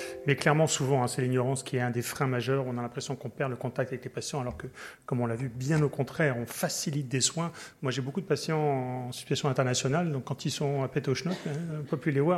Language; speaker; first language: French; native; French